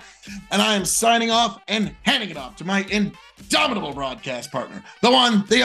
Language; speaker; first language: English; native; English